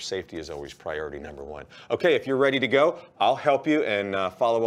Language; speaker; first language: English; native; English